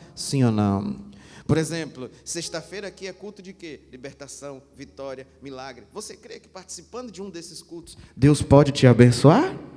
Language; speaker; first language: Portuguese; native; Portuguese